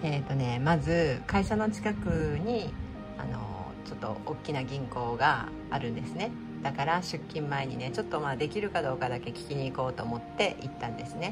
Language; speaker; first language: Japanese; native; Japanese